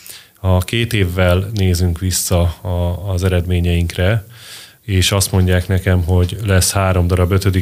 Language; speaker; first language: Hungarian; native; Hungarian